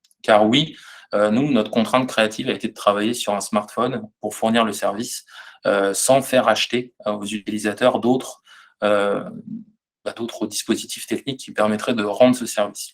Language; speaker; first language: French; native; French